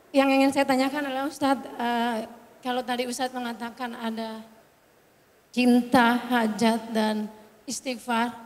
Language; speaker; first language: Indonesian; native; Indonesian